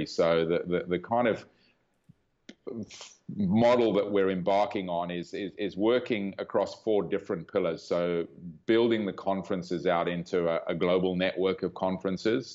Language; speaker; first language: English; native; English